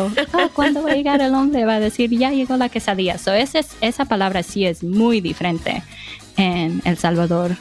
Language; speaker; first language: Spanish; early bilingual, heritage; English